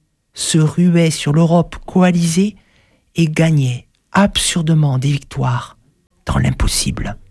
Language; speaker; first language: French; native; French